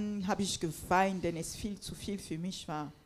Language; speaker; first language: German; non-native, fluent; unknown